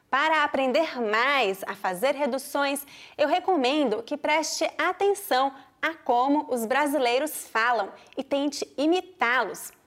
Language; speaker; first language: Portuguese; native; Portuguese